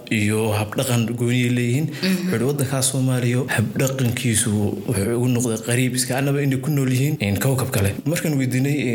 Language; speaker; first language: Somali; native; Somali